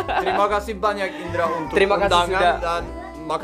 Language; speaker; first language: Indonesian; non-native, learner; Norwegian